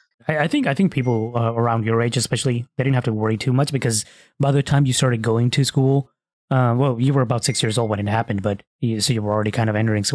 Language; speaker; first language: English; early bilingual, other home language; Hindi